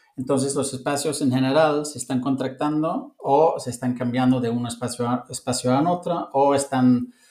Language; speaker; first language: Spanish; non-native, fluent; English